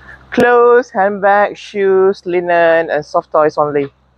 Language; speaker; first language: English; non-native, local second language; Malay